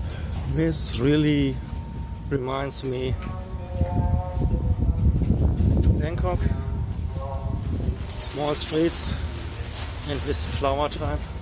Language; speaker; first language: English; non-native, fluent; German